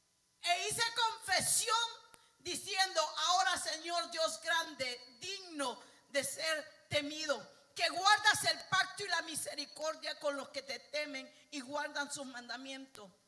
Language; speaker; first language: Spanish; native; Spanish